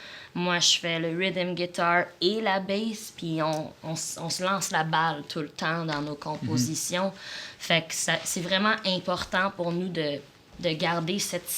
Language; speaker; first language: French; native; French